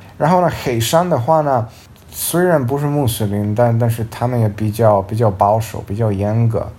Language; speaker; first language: Chinese; non-native, fluent; Serbian